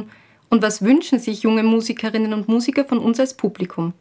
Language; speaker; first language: German; native; German